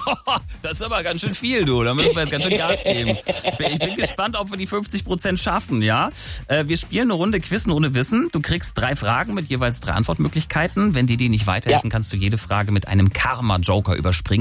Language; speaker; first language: German; native; German